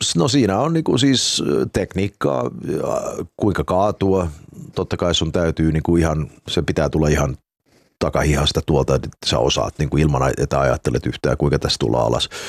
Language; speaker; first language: Finnish; early bilingual, heritage; Finnish